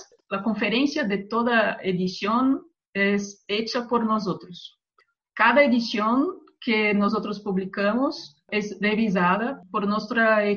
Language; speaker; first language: Spanish; non-native, fluent; Portuguese